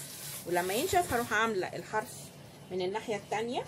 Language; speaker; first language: Arabic; native; Arabic